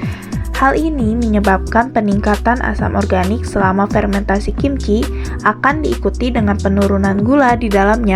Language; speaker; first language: Indonesian; native; Indonesian